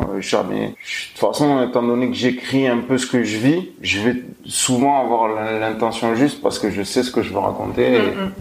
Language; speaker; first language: French; native; French